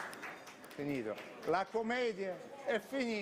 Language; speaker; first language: Italian; non-native, learner; Russian